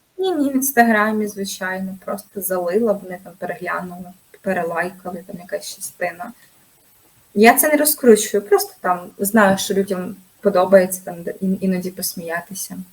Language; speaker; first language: Ukrainian; native; Ukrainian